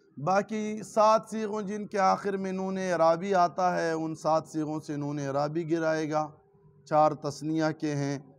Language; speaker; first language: Urdu; non-native, local second language; Pashto